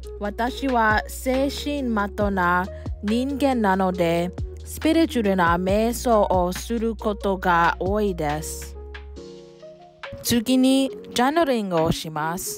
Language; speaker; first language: Japanese; non-native, learner; English